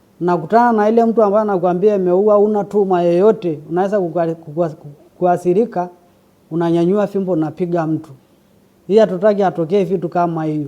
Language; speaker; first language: Swahili; non-native, local second language; Masai